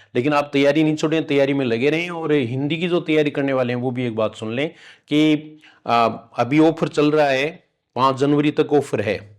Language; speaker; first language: Hindi; native; Hindi